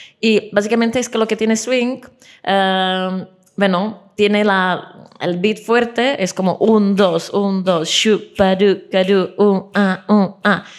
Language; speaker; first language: Spanish; non-native, fluent; Czech